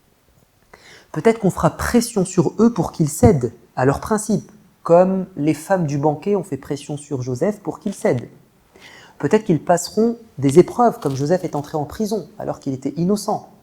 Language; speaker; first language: French; native; French